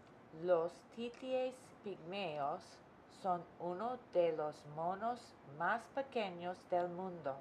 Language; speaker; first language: Spanish; non-native, learner; English